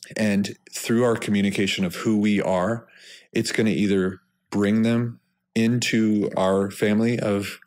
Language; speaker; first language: English; native; English